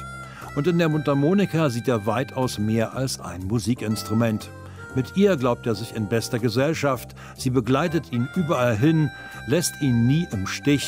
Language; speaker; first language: German; native; German